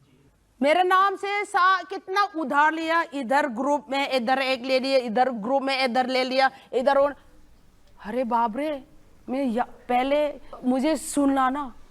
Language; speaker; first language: Hindi; non-native, local second language; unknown